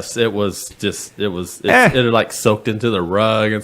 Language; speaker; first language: English; native; English